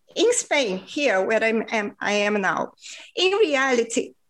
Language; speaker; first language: English; non-native, fluent; Portuguese